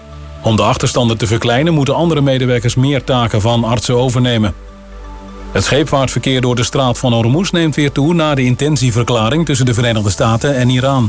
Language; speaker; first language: Dutch; native; Dutch